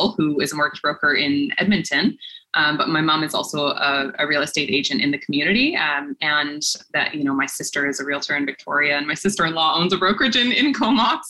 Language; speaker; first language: English; native; English